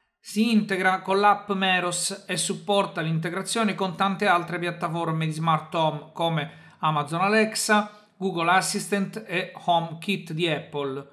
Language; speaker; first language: Italian; native; Italian